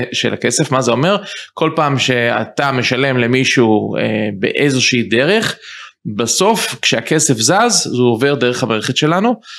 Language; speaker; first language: Hebrew; early bilingual, heritage; Hebrew